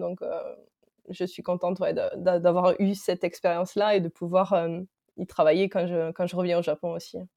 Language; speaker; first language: French; native; French